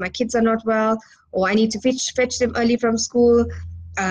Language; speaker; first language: English; native; English